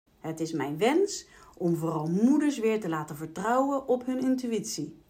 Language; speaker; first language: Dutch; native; Dutch